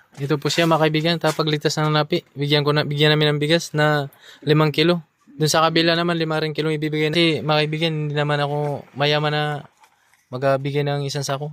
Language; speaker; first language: Filipino; non-native, local second language; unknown